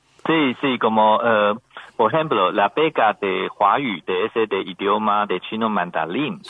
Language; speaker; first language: Spanish; non-native, learner; Chinese